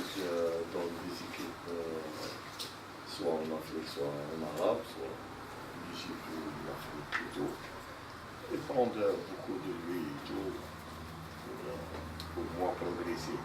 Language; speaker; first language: French; non-native, local second language; Arabic